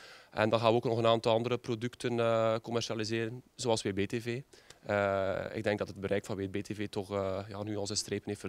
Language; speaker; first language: Dutch; native; Dutch